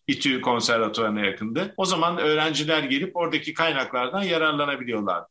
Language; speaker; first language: Turkish; native; Turkish